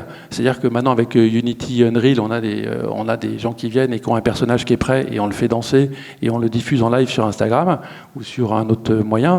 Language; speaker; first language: French; native; French